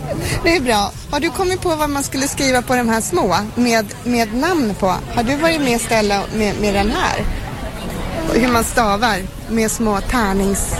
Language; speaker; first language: Swedish; native; Swedish